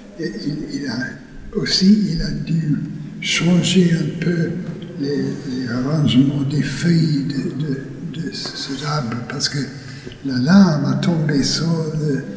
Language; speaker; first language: French; non-native, learner; English